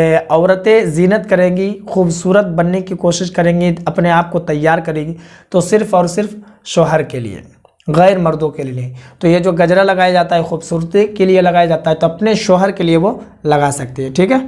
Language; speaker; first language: Hindi; native; Hindi